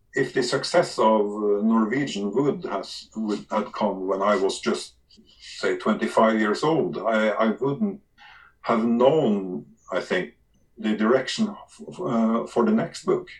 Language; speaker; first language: English; non-native, fluent; Norwegian